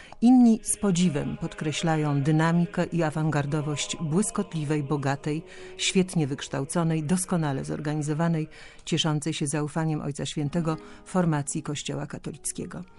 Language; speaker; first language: Polish; native; Polish